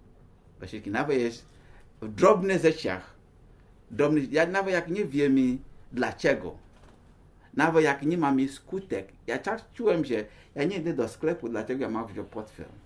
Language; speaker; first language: Polish; non-native, learner; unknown